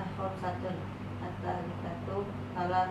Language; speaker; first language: Arabic; non-native, learner; Indonesian